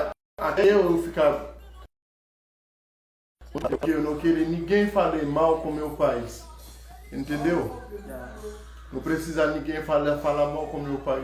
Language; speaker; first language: Portuguese; non-native, learner; Haitian Creole